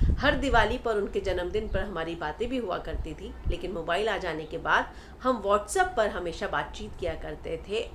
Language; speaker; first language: Hindi; native; Hindi